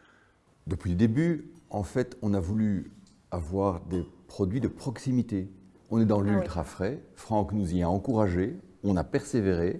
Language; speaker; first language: French; native; French